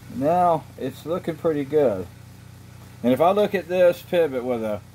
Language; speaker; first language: English; native; English